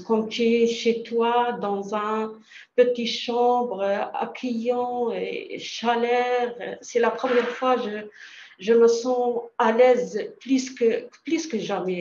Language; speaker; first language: French; non-native, learner; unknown